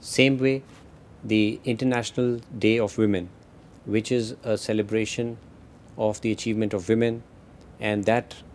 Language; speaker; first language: Hindi; native; Hindi